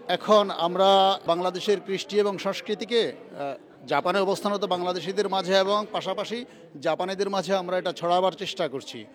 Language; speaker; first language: Bangla; native; Bangla